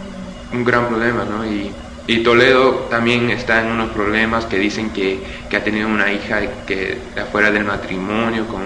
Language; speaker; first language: Spanish; early bilingual, heritage; Spanish